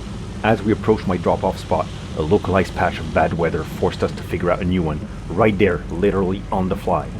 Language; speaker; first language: English; non-native, local second language; French